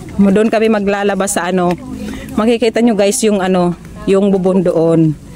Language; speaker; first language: Filipino; non-native, local second language; Hiligaynon